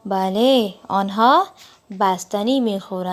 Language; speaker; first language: Persian; non-native, fluent; Urdu